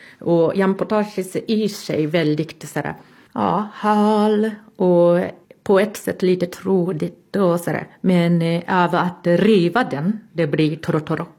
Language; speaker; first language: Swedish; non-native, fluent; Japanese